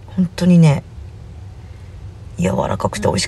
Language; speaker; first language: Japanese; native; Japanese